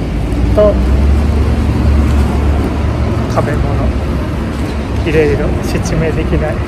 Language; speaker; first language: Japanese; non-native, learner; Nepali